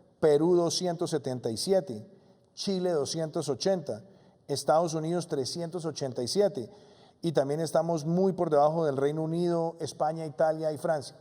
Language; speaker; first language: Spanish; native; Spanish